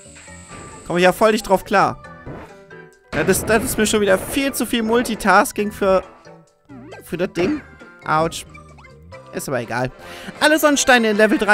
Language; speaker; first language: German; native; German